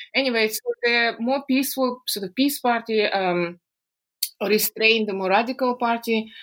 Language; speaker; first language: English; non-native, fluent; Russian